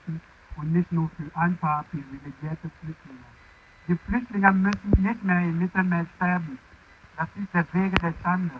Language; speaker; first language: German; non-native, fluent; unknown